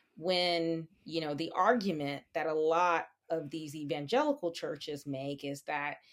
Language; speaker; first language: English; native; English